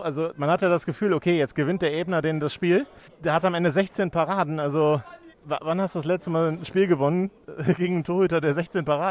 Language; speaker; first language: German; native; German